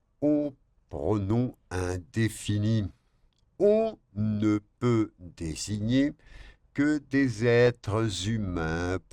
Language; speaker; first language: French; non-native, fluent; Spanish